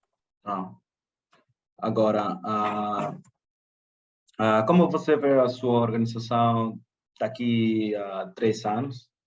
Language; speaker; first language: Portuguese; non-native, fluent; Spanish